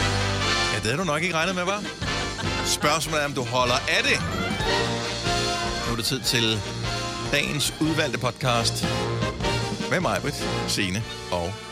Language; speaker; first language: Danish; native; Danish